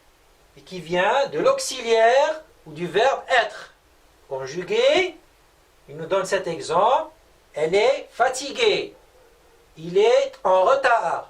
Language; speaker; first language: French; non-native, local second language; Arabic